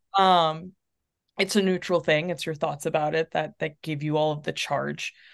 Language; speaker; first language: English; early bilingual, other home language; Spanish